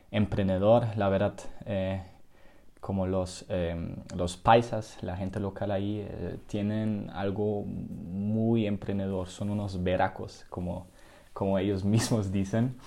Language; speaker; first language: Spanish; non-native, fluent; German